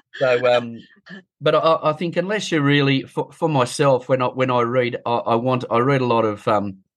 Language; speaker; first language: English; native; English